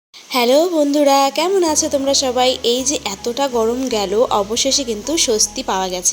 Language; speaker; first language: Bangla; native; Bangla